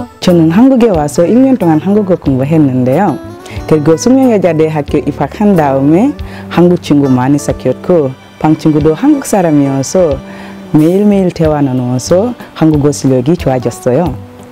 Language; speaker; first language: Korean; non-native, fluent; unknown